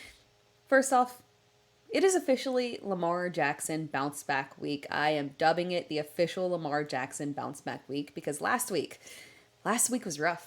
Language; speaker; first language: English; native; English